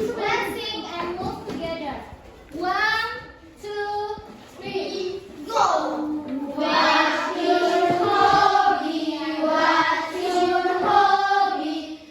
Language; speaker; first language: English; non-native, fluent; Indonesian